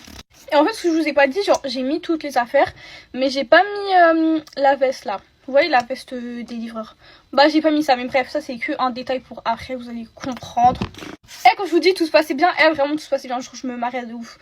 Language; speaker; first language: French; native; French